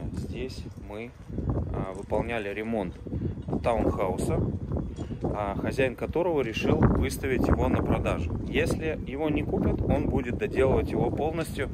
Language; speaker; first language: Russian; native; Russian